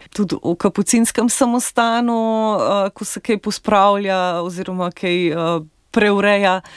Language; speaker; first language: Slovenian; native; Slovenian